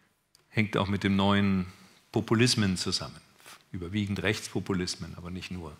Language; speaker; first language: German; native; German